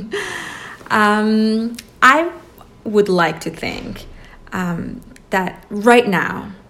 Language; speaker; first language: English; early bilingual, other home language; Persian